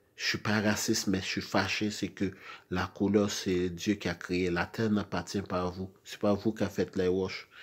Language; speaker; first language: French; non-native, local second language; Haitian Creole